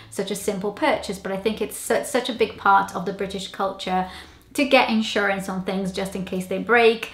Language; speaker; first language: English; non-native, fluent; Portuguese